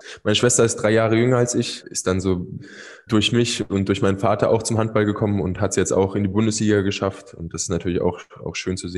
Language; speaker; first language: German; native; German